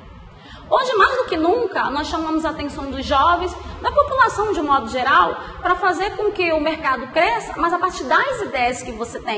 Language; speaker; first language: Portuguese; native; Portuguese